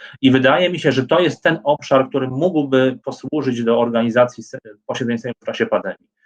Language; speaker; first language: Polish; native; Polish